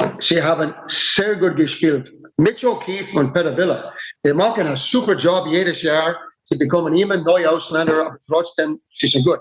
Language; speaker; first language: German; non-native, learner; English